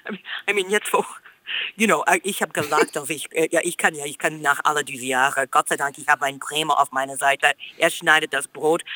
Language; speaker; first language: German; non-native, fluent; English